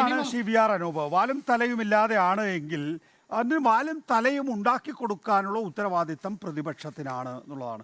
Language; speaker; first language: Malayalam; native; Malayalam